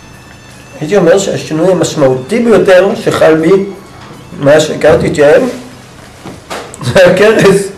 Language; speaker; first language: Hebrew; native; Hebrew